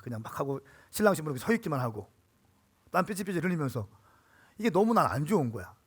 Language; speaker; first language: Korean; native; Korean